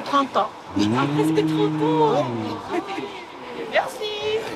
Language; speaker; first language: French; non-native, learner; Korean